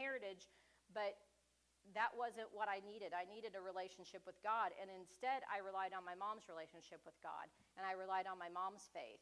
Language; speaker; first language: English; native; English